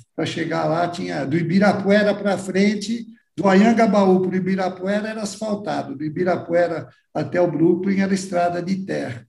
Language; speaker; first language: Portuguese; early bilingual, other home language; Italian